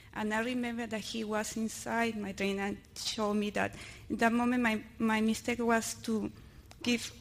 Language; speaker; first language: English; early bilingual, other home language; Spanish